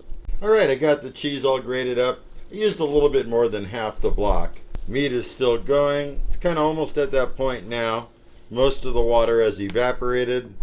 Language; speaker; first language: English; native; English